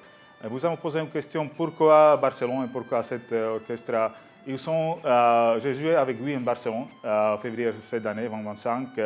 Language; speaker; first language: French; non-native, learner; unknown